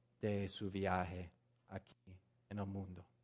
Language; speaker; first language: Spanish; non-native, learner; English